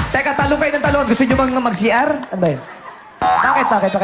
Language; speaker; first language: Filipino; native; Filipino